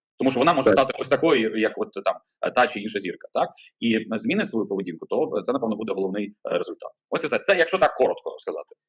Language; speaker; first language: Ukrainian; non-native, local second language; Russian